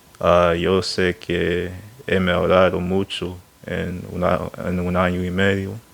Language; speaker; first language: Spanish; non-native, learner; English